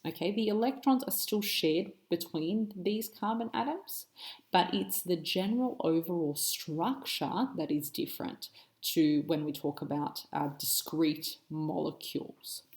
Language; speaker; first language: English; native; English